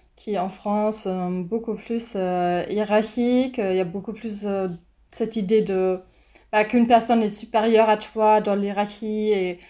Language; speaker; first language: French; non-native, fluent; German